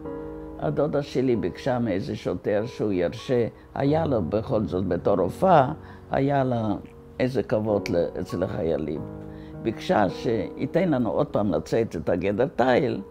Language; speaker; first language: Hebrew; non-native, fluent; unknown